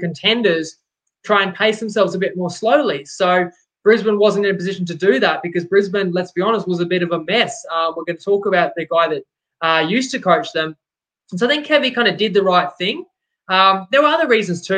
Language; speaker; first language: English; native; English